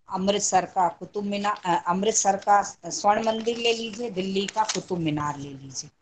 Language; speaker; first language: Hindi; native; Hindi